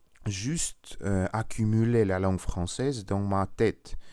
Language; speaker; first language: French; non-native, learner; Russian